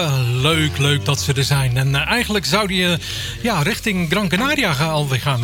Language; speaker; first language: Dutch; native; Dutch